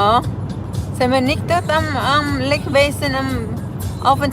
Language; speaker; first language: German; non-native, fluent; Cebuano